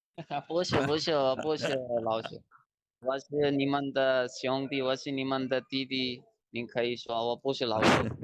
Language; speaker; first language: Chinese; non-native, fluent; Urdu